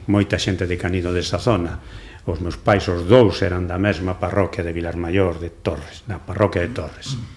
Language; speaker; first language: Galician; non-native, local second language; Spanish